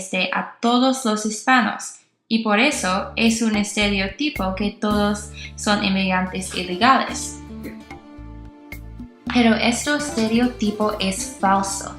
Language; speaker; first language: Spanish; non-native, learner; English